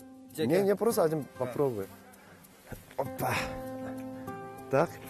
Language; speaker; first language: Russian; non-native, fluent; Korean